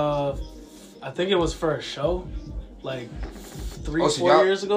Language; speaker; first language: English; early bilingual, other home language; Ukrainian